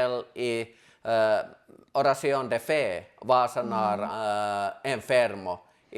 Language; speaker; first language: Spanish; non-native, fluent; Finnish